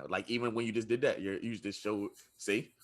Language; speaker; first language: English; native; English